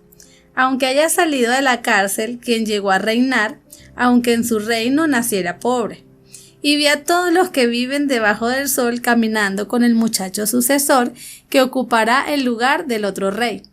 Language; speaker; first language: Spanish; native; Spanish